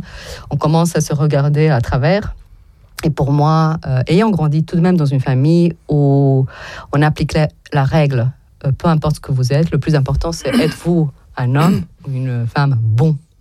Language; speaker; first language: French; non-native, fluent; Serbian